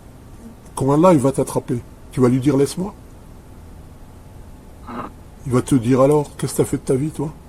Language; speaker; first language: French; native; French